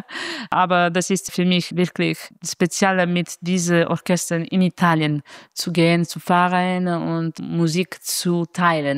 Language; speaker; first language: German; non-native, fluent; Italian